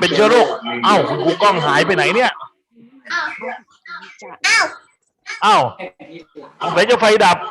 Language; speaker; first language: Thai; native; Thai